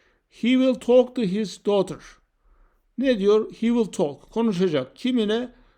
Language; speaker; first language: English; non-native, fluent; Turkish